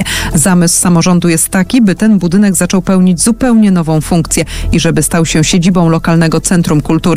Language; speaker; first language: Polish; native; Polish